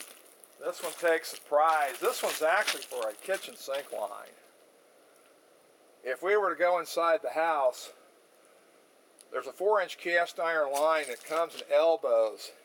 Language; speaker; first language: English; native; English